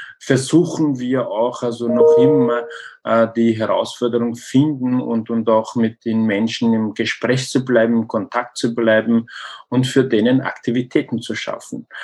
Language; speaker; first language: German; non-native, learner; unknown